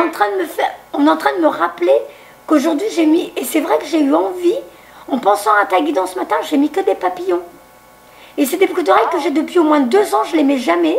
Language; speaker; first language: French; native; French